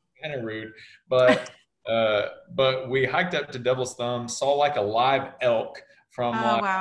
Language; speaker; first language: English; native; English